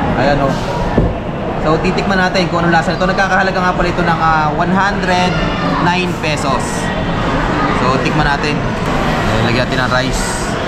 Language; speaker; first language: Filipino; native; Filipino